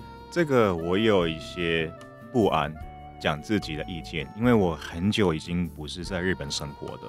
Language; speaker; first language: Chinese; non-native, fluent; Japanese